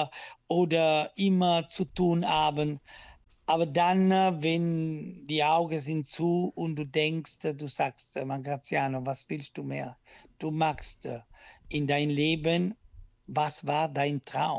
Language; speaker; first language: German; non-native, local second language; Italian